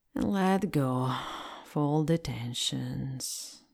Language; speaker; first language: English; non-native, fluent; Italian